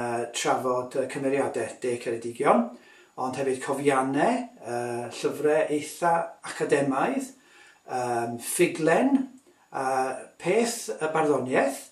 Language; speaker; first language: Welsh; native; Welsh